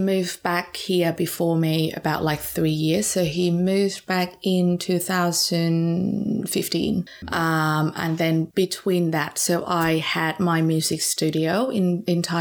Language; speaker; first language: English; non-native, fluent; Thai